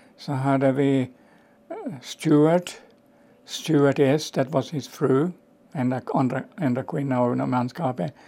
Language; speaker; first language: Swedish; native; Swedish